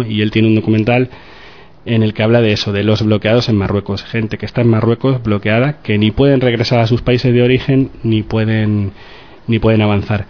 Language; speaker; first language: Spanish; native; Spanish